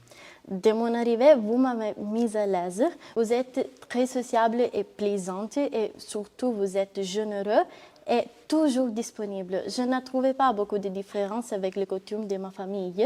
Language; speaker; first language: French; non-native, learner; Italian